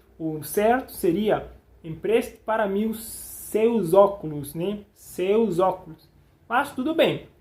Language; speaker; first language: Portuguese; non-native, fluent; Spanish